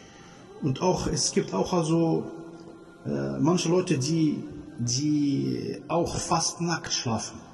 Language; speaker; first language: German; non-native, fluent; Arabic